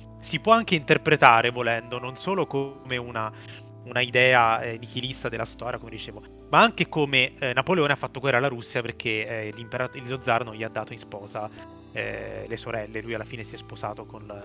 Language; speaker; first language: Italian; native; Italian